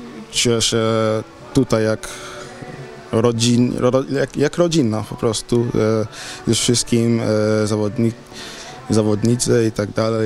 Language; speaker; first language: Polish; non-native, fluent; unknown